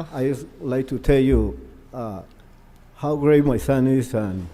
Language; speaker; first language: English; non-native, learner; Spanish